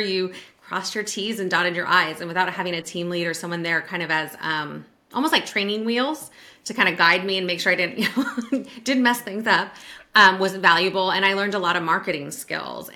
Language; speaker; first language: English; native; English